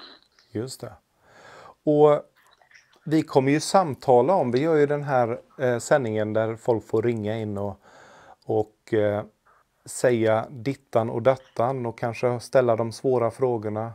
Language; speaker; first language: Swedish; native; Swedish